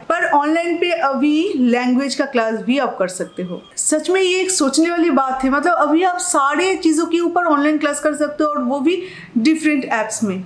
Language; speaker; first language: Hindi; non-native, local second language; Bangla